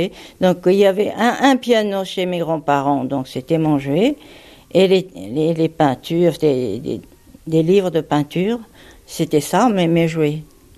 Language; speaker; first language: French; non-native, fluent; Japanese